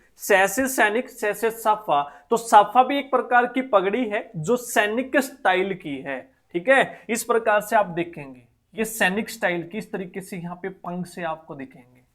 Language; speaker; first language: Hindi; native; Hindi